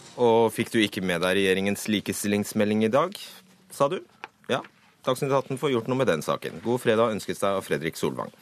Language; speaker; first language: Norwegian; native; Norwegian